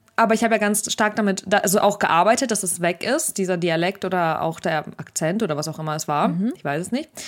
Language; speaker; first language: German; early bilingual, other home language; Russian